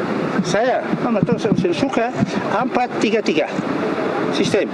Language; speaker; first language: Indonesian; early bilingual, heritage; Indonesian